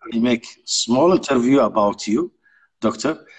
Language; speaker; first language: English; non-native, learner; Arabic